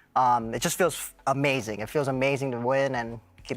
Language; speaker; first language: English; native; English